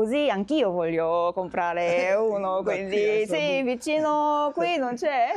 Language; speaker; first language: Italian; non-native, learner; Korean